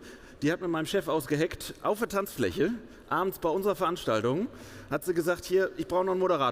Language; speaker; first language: German; native; German